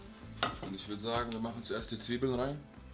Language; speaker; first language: German; native; German